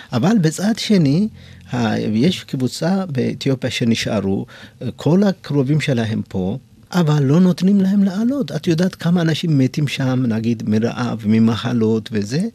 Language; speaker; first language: Hebrew; non-native, fluent; Amharic